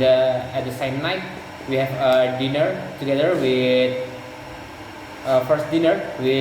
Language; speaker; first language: English; non-native, learner; Indonesian